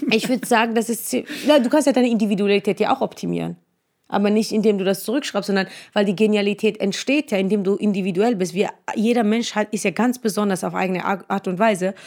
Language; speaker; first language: German; non-native, fluent; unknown